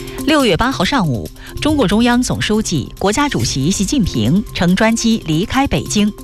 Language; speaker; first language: Chinese; native; Chinese